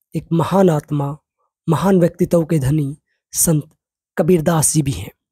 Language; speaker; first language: Hindi; native; Hindi